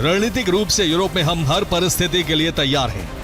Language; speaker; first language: Hindi; native; Hindi